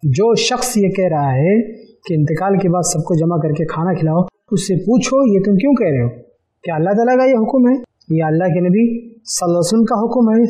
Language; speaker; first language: Hindi; native; Hindi